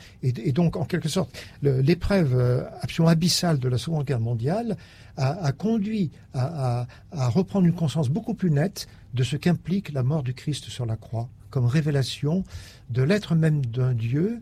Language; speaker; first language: French; native; French